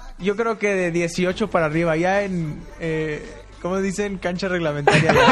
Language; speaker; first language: Spanish; native; Spanish